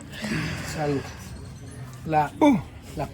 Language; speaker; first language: Spanish; native; Spanish